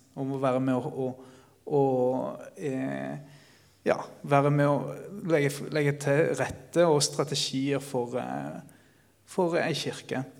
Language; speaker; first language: Norwegian; early bilingual, other home language; Spanish